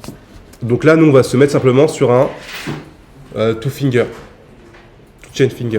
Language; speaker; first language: French; native; French